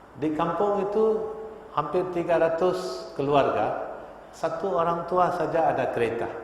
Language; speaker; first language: Malay; non-native, local second language; Tamil